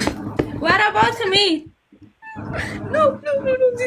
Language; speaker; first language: English; non-native, learner; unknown